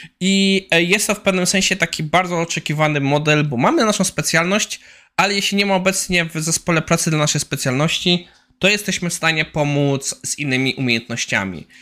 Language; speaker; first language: Polish; native; Polish